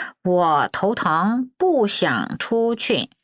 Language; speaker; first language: Chinese; non-native, fluent; Korean